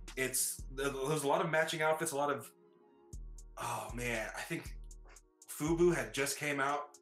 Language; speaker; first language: English; native; English